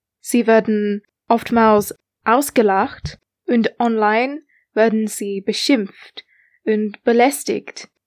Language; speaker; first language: German; non-native, learner; English